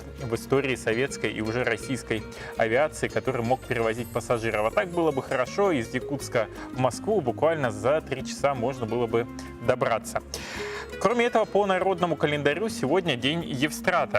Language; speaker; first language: Russian; native; Russian